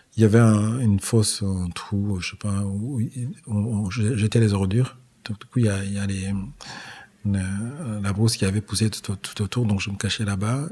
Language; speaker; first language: French; non-native, local second language; Kinyarwanda